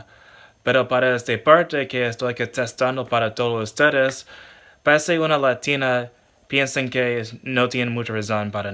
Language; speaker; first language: Spanish; non-native, learner; English